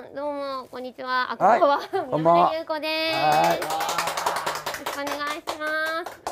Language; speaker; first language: Japanese; native; Japanese